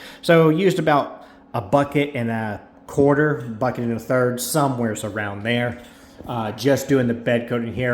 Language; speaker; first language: English; native; English